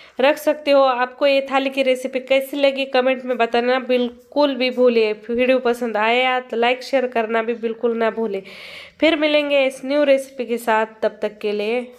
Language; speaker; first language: Hindi; non-native, local second language; Marathi